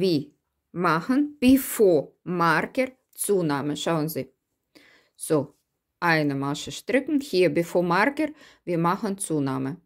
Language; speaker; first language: German; non-native, learner; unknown